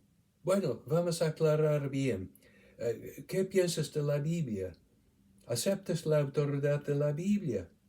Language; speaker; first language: Spanish; non-native, fluent; English